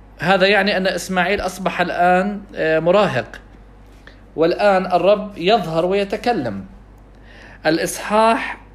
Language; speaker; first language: Arabic; non-native, fluent; English